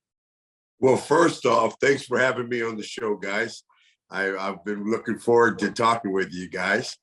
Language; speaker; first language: English; native; English